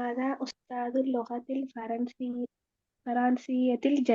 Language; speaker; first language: Arabic; non-native, learner; Tamil